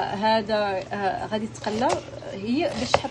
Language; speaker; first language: Arabic; native; Arabic